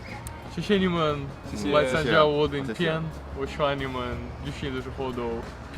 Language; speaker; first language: Chinese; non-native, learner; French